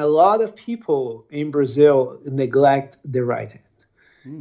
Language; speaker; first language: English; non-native, fluent; Portuguese